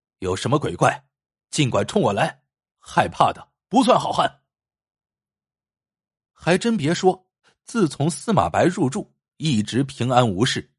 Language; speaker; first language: Chinese; native; Chinese